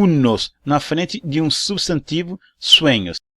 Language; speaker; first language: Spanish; non-native, learner; Portuguese